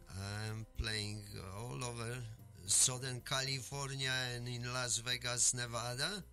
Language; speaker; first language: English; non-native, fluent; Polish